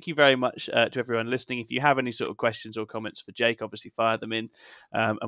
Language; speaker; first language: English; native; English